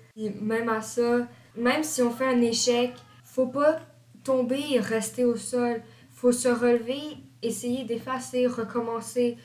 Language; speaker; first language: French; native; French